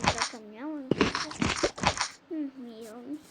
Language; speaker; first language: Polish; early bilingual, heritage; Polish